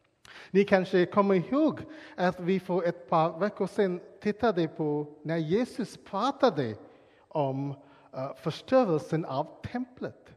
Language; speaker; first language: Swedish; non-native, fluent; English